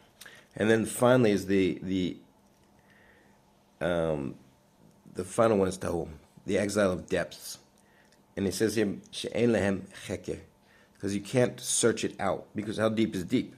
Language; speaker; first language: English; native; English